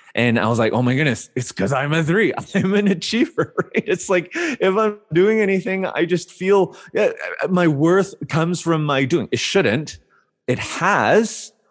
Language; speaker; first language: English; native; English